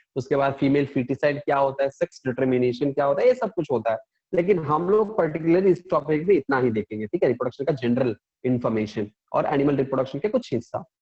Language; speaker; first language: Hindi; non-native, local second language; Punjabi